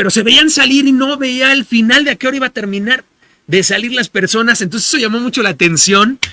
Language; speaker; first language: Spanish; native; Spanish